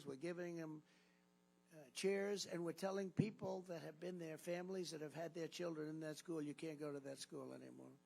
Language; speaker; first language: English; native; English